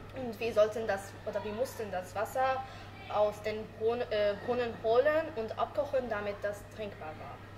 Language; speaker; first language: German; non-native, learner; Arabic